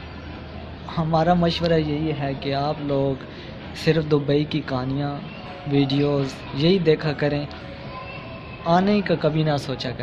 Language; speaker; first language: Urdu; non-native, local second language; Punjabi